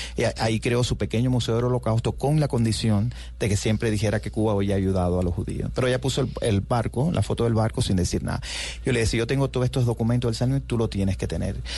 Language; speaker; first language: Spanish; native; Spanish